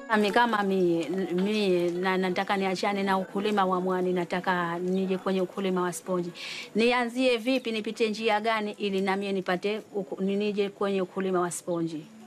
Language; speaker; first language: Swahili; native; Swahili